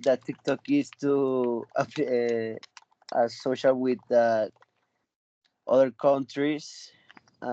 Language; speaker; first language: English; non-native, learner; Spanish